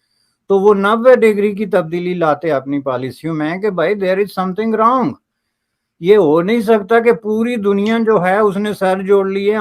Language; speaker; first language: Urdu; native; Urdu